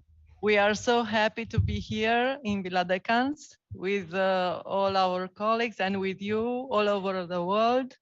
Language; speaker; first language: English; non-native, fluent; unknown